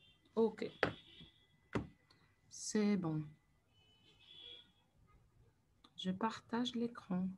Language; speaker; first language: French; non-native, fluent; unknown